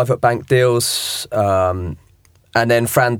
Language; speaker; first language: English; native; English